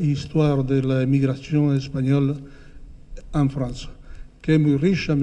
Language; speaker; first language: French; non-native, fluent; Spanish